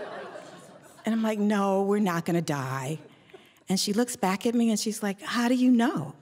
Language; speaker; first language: English; native; English